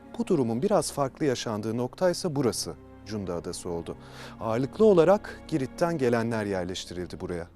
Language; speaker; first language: Turkish; native; Turkish